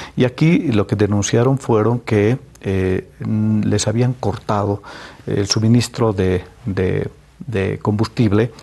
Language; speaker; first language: Spanish; native; Spanish